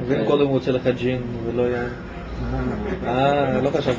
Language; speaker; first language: Hebrew; native; Hebrew